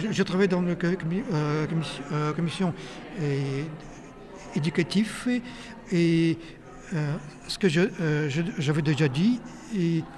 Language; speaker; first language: French; non-native, fluent; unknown